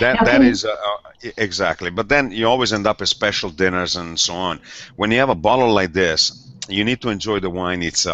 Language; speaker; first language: English; non-native, fluent; Italian